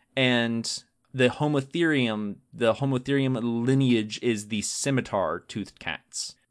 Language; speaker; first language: English; native; English